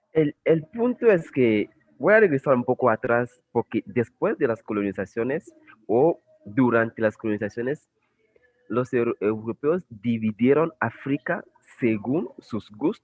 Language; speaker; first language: Spanish; non-native, fluent; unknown